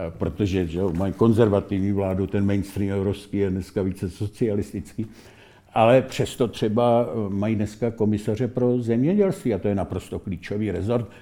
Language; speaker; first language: Czech; native; Czech